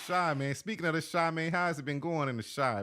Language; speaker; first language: English; native; English